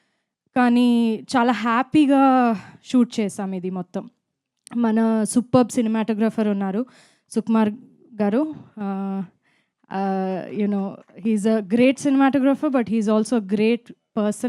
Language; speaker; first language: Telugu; non-native, fluent; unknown